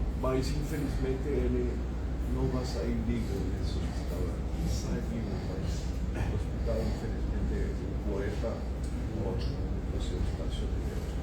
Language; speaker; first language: Portuguese; non-native, fluent; Spanish